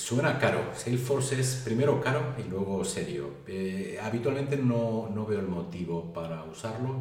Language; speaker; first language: Spanish; native; Spanish